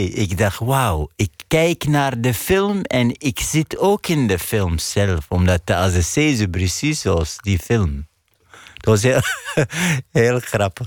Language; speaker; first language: Dutch; non-native, fluent; Arabic